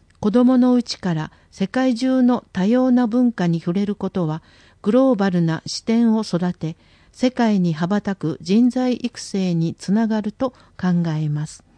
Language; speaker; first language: Japanese; native; Japanese